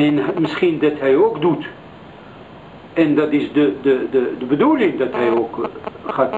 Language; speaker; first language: Dutch; non-native, learner; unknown